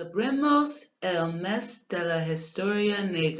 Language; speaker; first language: Spanish; non-native, learner; English